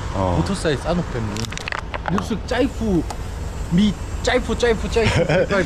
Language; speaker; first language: Thai; non-native, learner; Korean